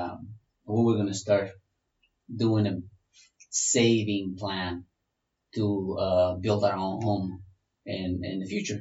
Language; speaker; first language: English; non-native, fluent; Spanish